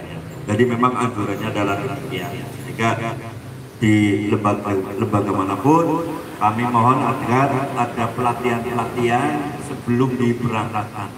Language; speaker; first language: Indonesian; native; Indonesian